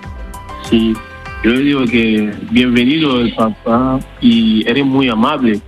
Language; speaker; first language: Spanish; non-native, learner; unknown